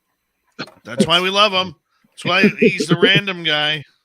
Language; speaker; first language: English; native; English